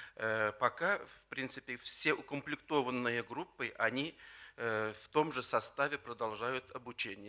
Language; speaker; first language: Russian; native; Russian